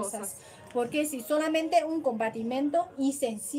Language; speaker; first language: Spanish; non-native, learner; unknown